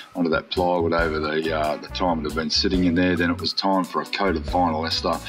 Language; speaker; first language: English; native; English